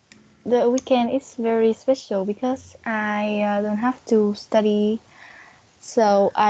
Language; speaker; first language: English; non-native, learner; Vietnamese